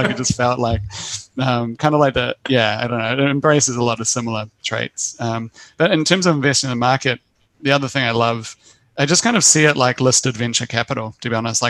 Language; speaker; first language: English; native; English